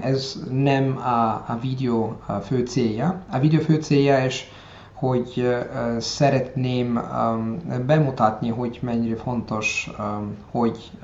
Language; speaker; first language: Hungarian; non-native, learner; Italian